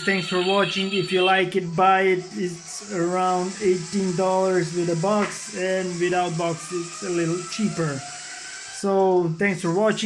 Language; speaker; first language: English; non-native, fluent; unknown